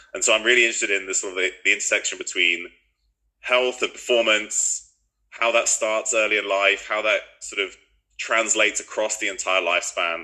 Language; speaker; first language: English; native; English